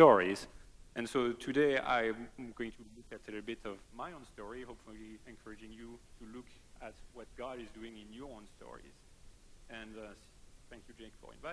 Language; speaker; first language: English; non-native, fluent; French